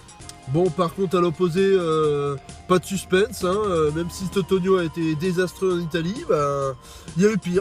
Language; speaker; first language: French; native; French